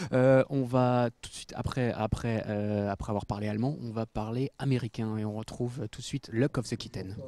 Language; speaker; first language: French; native; French